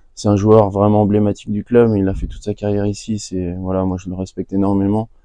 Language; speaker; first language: French; native; French